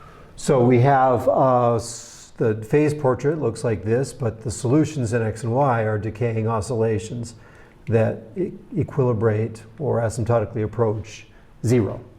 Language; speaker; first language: English; native; English